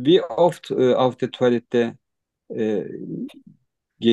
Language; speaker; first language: German; non-native, learner; Turkish